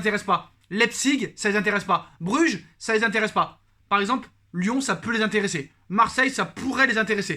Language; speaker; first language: French; native; French